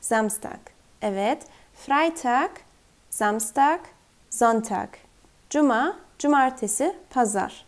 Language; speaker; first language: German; non-native, fluent; Turkish